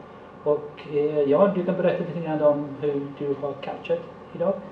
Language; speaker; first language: Swedish; non-native, fluent; English